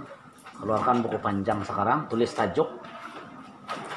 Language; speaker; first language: Malay; native; Malay